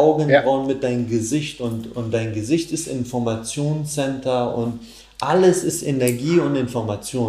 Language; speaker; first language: German; non-native, fluent; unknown